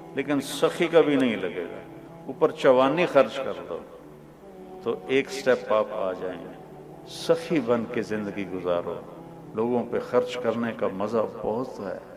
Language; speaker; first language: Urdu; non-native, local second language; Punjabi